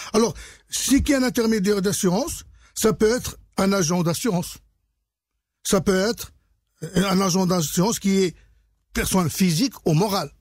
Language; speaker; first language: French; non-native, local second language; Arabic